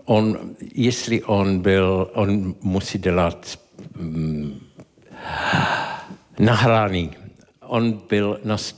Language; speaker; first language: Czech; non-native, learner; English